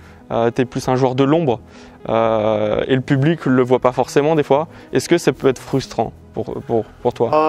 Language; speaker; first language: French; native; French